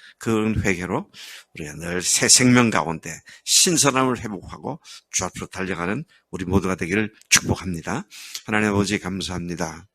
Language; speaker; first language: Korean; native; Korean